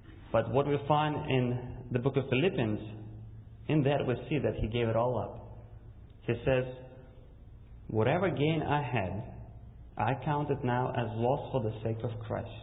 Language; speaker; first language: English; non-native, fluent; Russian